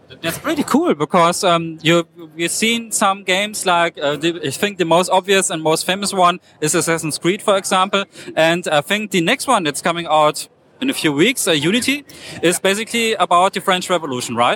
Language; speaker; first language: English; non-native, fluent; German